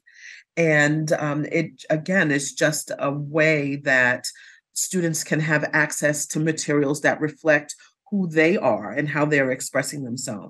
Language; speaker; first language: English; native; English